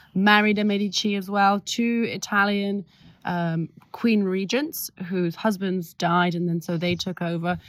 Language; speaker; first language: English; native; English